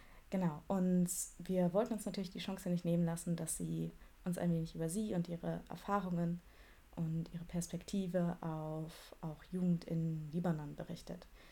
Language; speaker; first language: German; native; German